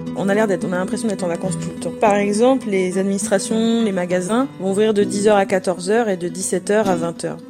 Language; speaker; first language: French; native; French